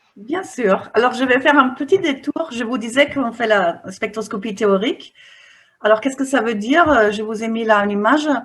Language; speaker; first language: French; non-native, fluent; German